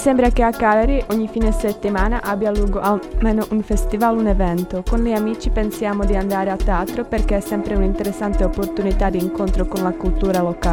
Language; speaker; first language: Italian; non-native, fluent; Czech